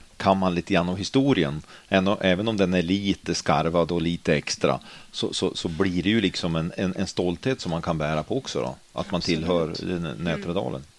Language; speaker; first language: Swedish; native; Swedish